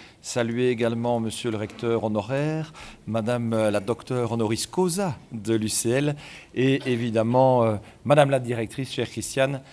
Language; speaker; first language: French; native; French